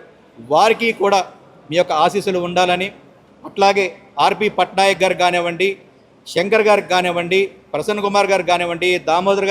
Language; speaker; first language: Telugu; native; Telugu